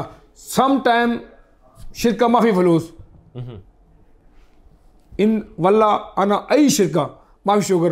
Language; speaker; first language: Arabic; non-native, learner; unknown